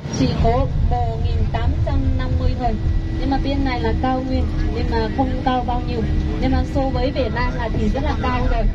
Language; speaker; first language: Vietnamese; non-native, fluent; Chinese